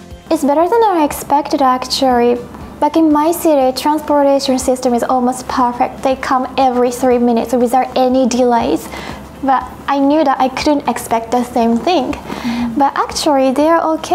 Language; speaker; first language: English; non-native, fluent; Japanese